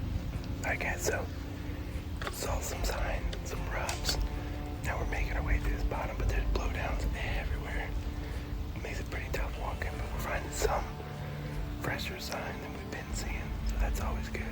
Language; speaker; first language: English; native; English